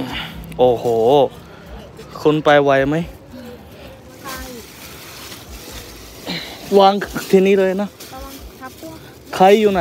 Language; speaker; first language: Thai; non-native, fluent; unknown